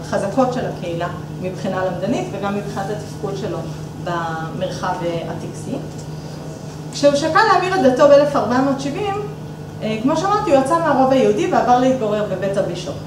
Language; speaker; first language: Hebrew; native; Hebrew